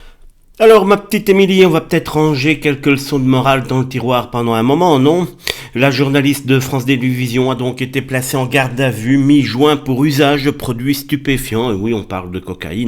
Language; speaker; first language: French; native; French